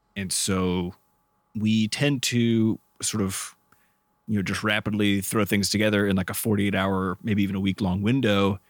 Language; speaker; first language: English; native; English